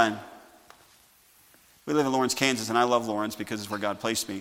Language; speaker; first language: English; native; English